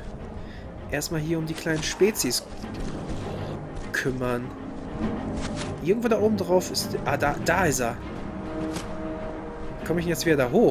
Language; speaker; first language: German; native; German